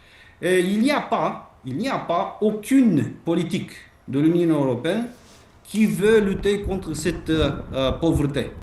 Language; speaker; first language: French; non-native, fluent; Romanian